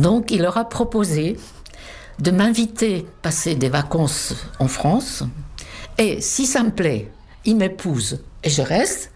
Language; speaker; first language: French; non-native, fluent; Czech